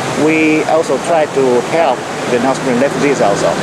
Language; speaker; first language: English; non-native, fluent; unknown